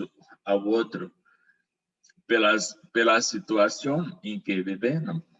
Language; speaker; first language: Portuguese; non-native, learner; Spanish